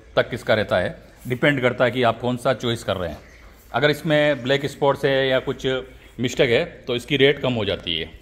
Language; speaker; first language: Hindi; native; Hindi